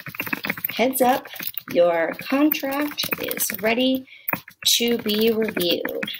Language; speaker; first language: English; native; English